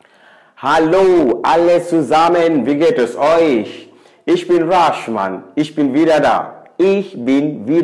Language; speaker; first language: German; non-native, learner; Swahili